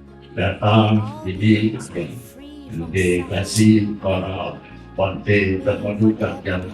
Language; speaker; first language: Indonesian; non-native, learner; Thai